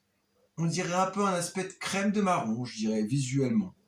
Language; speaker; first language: French; native; French